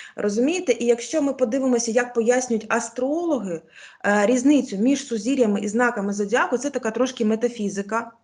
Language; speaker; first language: Ukrainian; non-native, local second language; Russian